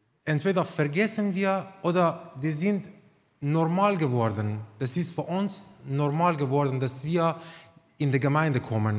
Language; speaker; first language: German; non-native, fluent; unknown